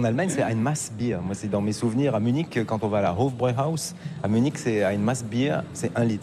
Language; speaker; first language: French; native; French